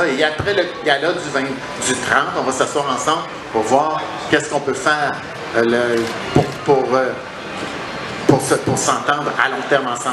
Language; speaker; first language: French; native; French